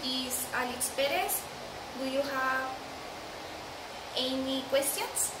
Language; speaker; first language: English; non-native, learner; Spanish